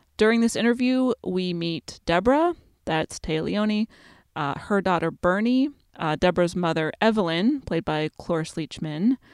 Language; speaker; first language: English; native; English